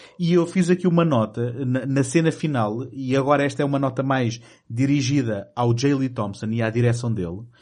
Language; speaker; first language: Portuguese; native; Portuguese